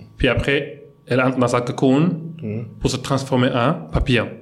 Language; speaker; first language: French; non-native, local second language; Wolof